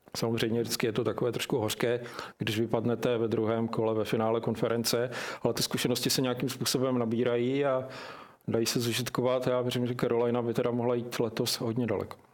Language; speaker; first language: Czech; native; Czech